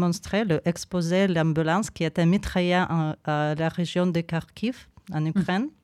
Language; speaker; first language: French; non-native, fluent; Ukrainian